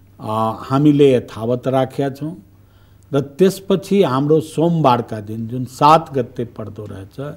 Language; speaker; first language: Nepali; non-native, local second language; Bhojpuri